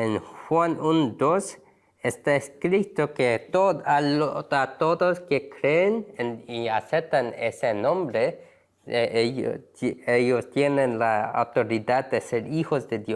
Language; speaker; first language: Spanish; non-native, learner; Korean